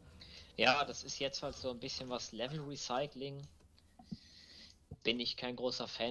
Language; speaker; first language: German; native; German